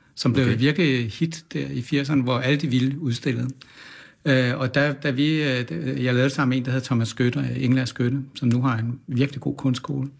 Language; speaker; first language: Danish; native; Danish